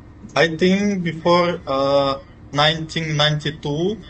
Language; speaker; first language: English; non-native, fluent; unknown